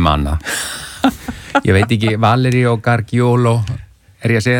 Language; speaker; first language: Icelandic; native; Icelandic